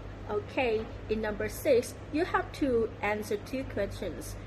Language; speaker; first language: English; non-native, learner; Thai